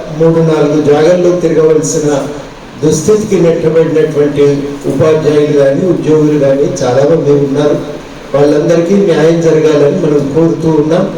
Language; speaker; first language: Telugu; native; Telugu